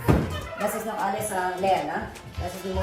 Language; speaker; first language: German; non-native, learner; Filipino